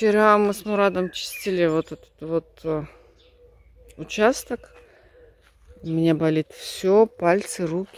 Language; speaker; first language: Russian; native; Russian